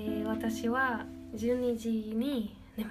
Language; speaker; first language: Japanese; non-native, learner; Spanish